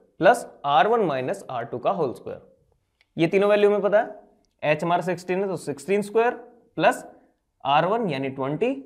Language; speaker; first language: Hindi; native; Hindi